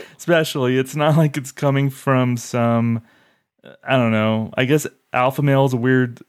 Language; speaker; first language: English; native; English